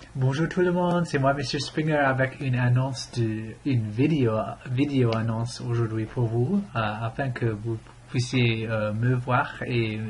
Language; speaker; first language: French; non-native, fluent; English